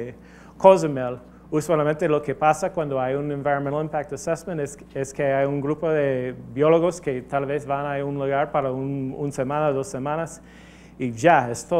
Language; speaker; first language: Spanish; non-native, fluent; English